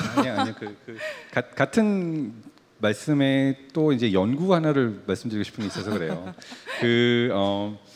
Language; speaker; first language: Korean; early bilingual, heritage; Korean